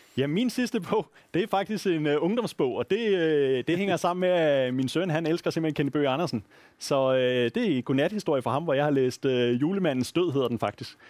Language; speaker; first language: Danish; native; Danish